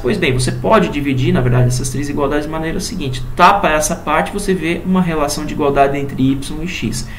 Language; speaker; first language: Portuguese; native; Portuguese